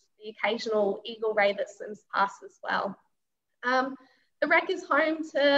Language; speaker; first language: English; native; English